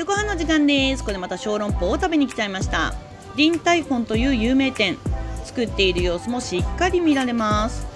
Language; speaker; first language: Japanese; native; Japanese